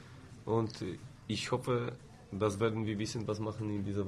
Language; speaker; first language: German; non-native, fluent; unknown